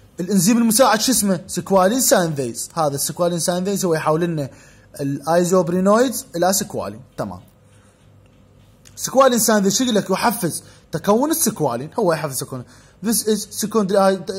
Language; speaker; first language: Arabic; native; Arabic